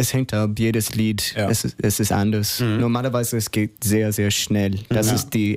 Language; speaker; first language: German; non-native, learner; English